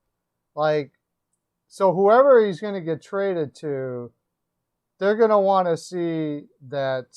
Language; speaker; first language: English; native; English